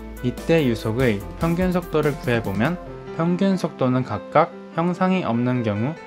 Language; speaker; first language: Korean; native; Korean